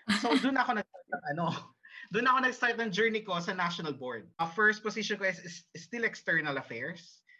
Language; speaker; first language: Filipino; early bilingual, heritage; Filipino